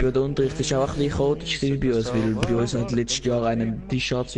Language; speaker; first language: German; native; German